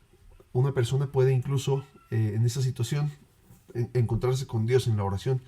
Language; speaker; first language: Spanish; native; Spanish